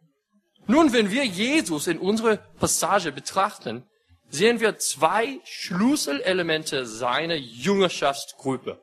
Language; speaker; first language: German; non-native, fluent; English